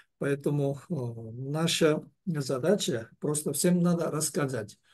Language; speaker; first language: Russian; non-native, learner; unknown